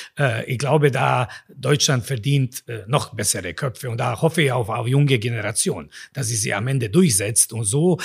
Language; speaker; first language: German; non-native, fluent; Serbian